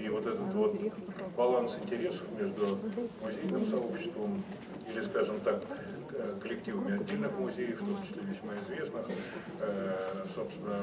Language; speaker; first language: Russian; native; Russian